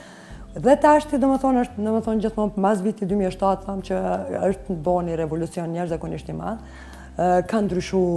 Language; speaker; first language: Albanian; native; Albanian